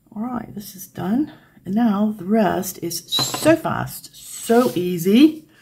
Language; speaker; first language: English; native; English